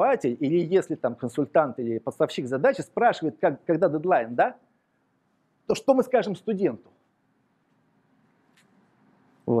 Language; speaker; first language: Russian; native; Russian